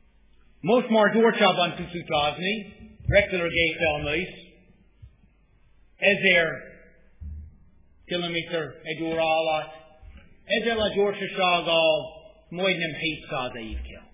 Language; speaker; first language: Hungarian; non-native, fluent; English